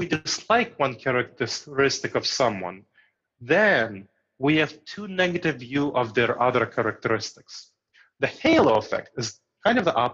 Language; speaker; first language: English; early bilingual, other home language; Romanian